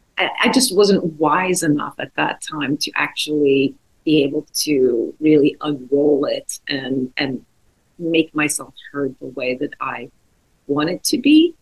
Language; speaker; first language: English; non-native, fluent; Czech